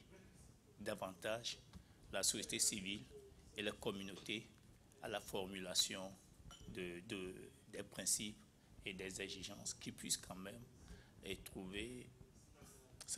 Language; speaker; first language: French; non-native, local second language; Ewe